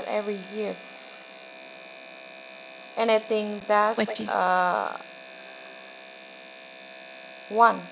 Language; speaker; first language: English; non-native, learner; Vietnamese